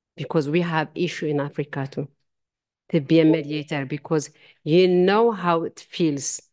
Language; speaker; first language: English; non-native, learner; Amharic